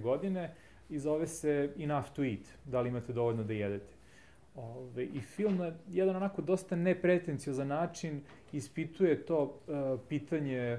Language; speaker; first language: Serbian; native; Serbian